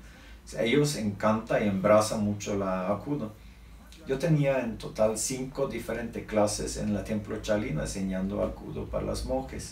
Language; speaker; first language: Spanish; non-native, learner; Norwegian